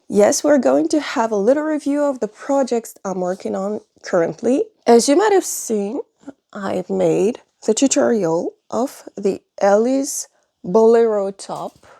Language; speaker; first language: English; non-native, fluent; French